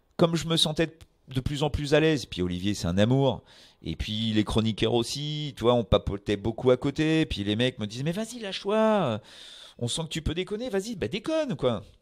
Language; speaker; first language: French; native; French